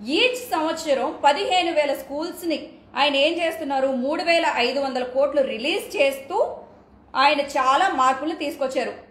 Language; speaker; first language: Telugu; native; Telugu